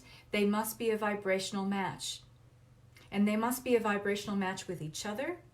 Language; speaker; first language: English; native; English